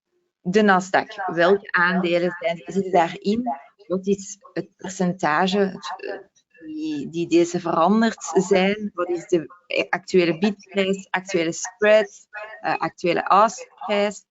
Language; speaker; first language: Dutch; native; Dutch